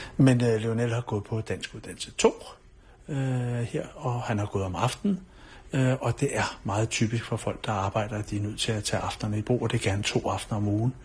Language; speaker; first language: Danish; native; Danish